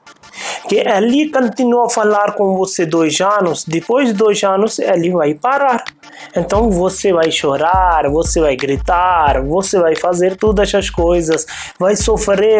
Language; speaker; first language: Portuguese; non-native, fluent; Hindi